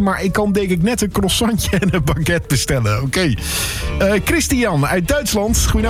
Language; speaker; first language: Dutch; native; Dutch